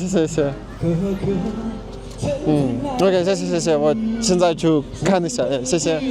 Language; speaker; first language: Chinese; non-native, learner; Russian